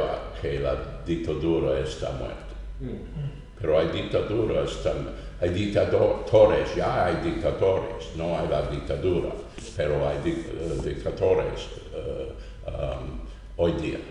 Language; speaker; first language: Spanish; non-native, fluent; English